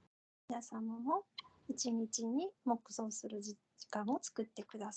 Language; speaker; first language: Japanese; non-native, fluent; Korean